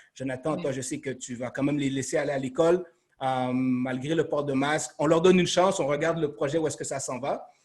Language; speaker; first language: French; native; French